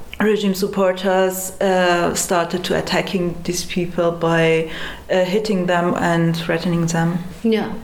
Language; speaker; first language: English; non-native, fluent; Persian